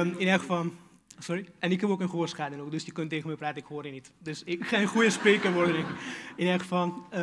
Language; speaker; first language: Dutch; non-native, fluent; Hungarian